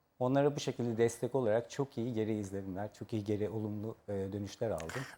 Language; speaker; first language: Turkish; native; Turkish